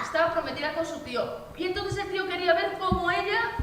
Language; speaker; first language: Spanish; native; Spanish